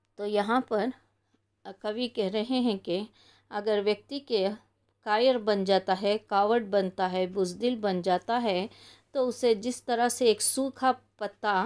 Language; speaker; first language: Hindi; non-native, local second language; Kannada